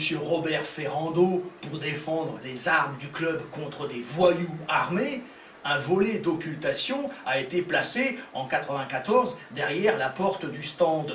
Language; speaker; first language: French; native; French